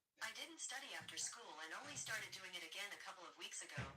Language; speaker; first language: English; non-native, learner; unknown